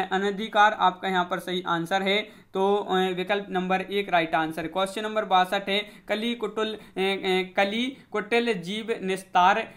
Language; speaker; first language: Hindi; native; Hindi